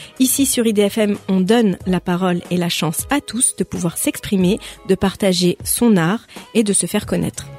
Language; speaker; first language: French; native; French